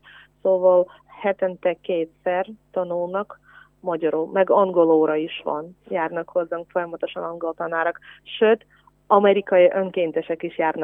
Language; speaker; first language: Hungarian; non-native, fluent; Ukrainian